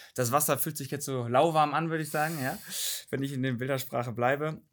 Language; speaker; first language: German; native; German